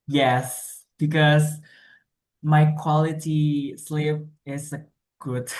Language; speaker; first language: English; non-native, learner; Indonesian